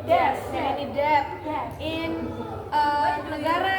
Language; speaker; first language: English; non-native, learner; Indonesian